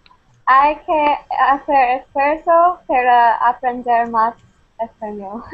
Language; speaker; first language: Spanish; non-native, learner; English